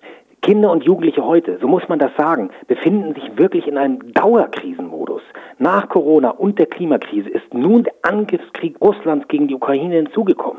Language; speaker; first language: German; native; German